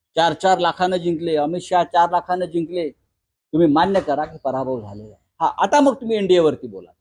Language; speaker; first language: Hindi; non-native, local second language; Marathi